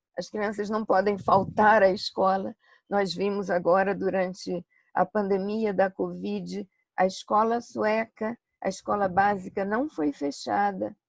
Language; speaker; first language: Portuguese; native; Portuguese